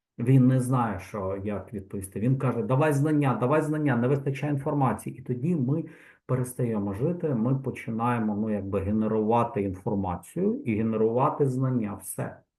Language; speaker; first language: Ukrainian; non-native, local second language; Russian